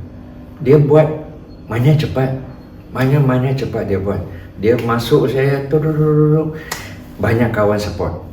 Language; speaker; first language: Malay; non-native, local second language; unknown